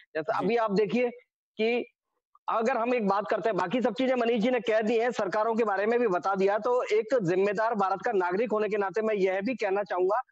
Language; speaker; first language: Hindi; native; Hindi